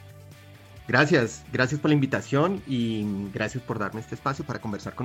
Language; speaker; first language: Spanish; native; Spanish